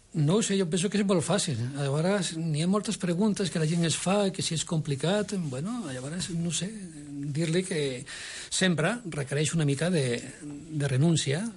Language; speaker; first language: Catalan; non-native, local second language; Spanish